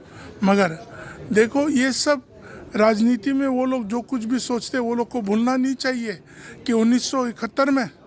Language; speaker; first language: Hindi; non-native, local second language; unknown